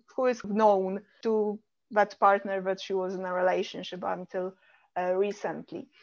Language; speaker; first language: English; non-native, fluent; Polish